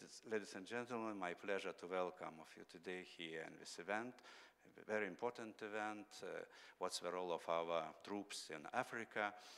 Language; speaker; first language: English; non-native, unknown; Lithuanian